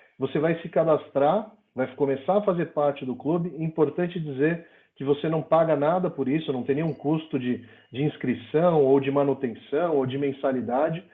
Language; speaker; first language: Portuguese; native; Portuguese